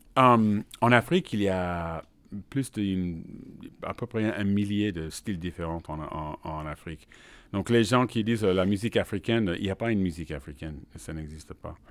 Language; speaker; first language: French; non-native, fluent; English